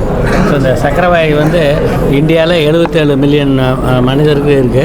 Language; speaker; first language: Tamil; native; Tamil